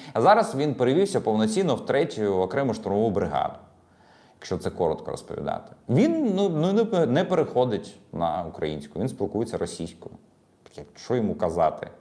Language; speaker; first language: Ukrainian; non-native, local second language; Russian